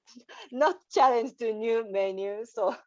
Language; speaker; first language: English; non-native, learner; Japanese